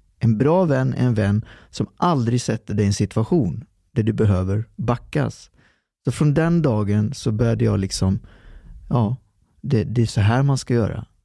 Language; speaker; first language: Swedish; early bilingual, other home language; Arabic